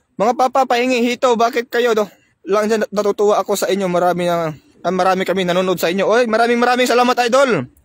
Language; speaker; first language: Filipino; non-native, local second language; Iloko